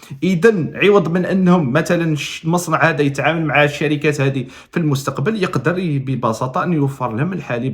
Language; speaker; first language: Arabic; native; Arabic